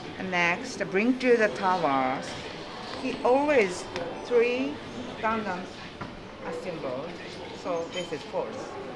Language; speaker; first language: English; non-native, learner; Japanese